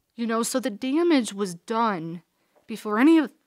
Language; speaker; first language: English; native; English